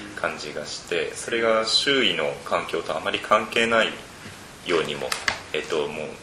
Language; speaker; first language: Japanese; native; Japanese